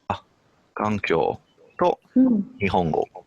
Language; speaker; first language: Japanese; non-native, fluent; English